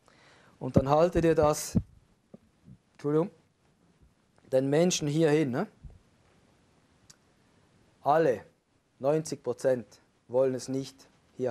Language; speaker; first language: German; native; German